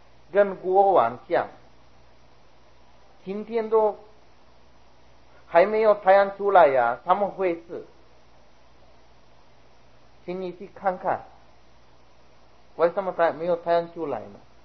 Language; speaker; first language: Chinese; non-native, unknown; Sinhala